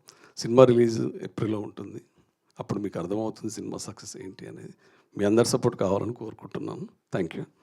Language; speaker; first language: Telugu; native; Telugu